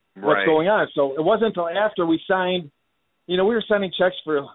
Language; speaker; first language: English; native; English